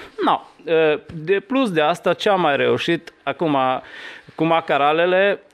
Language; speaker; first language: Romanian; non-native, local second language; Hungarian